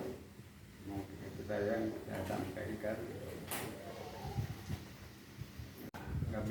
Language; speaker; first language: Indonesian; non-native, local second language; Sundanese